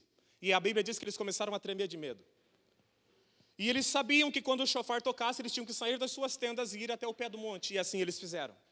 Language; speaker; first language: Portuguese; native; Portuguese